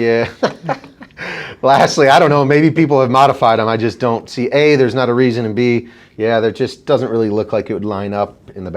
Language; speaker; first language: English; native; English